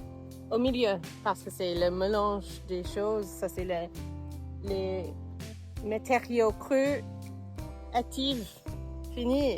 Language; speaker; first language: French; non-native, fluent; English